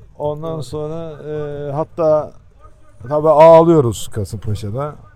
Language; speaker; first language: Turkish; early bilingual, heritage; Turkish